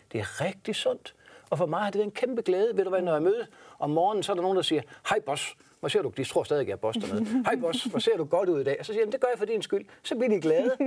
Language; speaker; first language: Danish; native; Danish